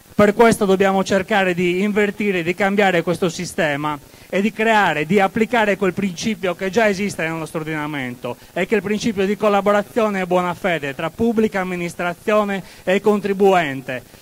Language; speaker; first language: Italian; native; Italian